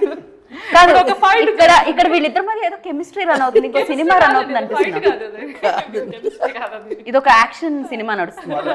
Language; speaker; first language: Telugu; native; Telugu